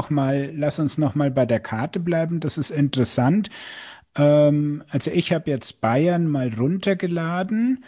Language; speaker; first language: German; native; German